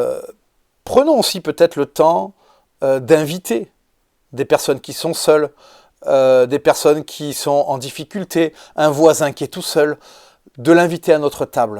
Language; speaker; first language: French; native; French